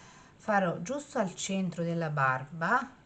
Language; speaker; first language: Italian; native; Italian